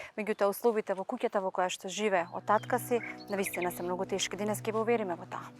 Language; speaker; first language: Macedonian; native; Macedonian